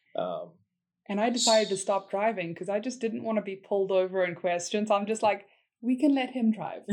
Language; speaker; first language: English; native; English